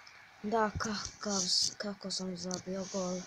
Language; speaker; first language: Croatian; early bilingual, heritage; Croatian